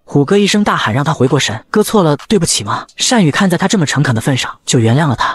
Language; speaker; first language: Chinese; native; Chinese